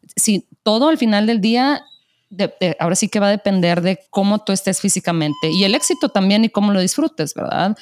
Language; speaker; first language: Spanish; native; Spanish